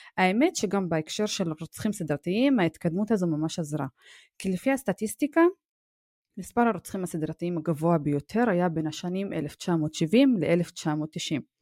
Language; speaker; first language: Hebrew; non-native, local second language; Arabic